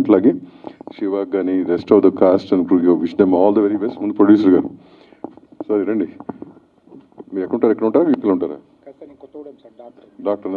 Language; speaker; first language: Telugu; native; Telugu